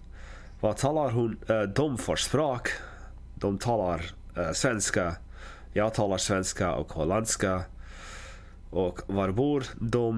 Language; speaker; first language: Swedish; non-native, learner; English